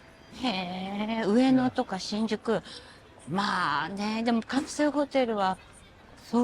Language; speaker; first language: Japanese; native; Japanese